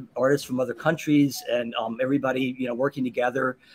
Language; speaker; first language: English; native; English